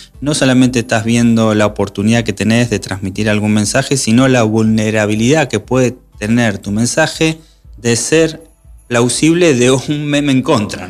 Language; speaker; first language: Spanish; native; Spanish